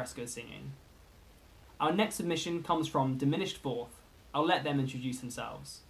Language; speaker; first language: English; native; English